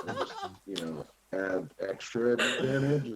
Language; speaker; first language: English; native; English